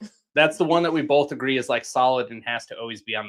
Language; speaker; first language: English; native; English